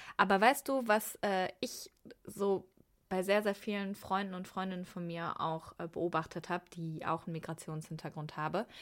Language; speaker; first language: German; native; German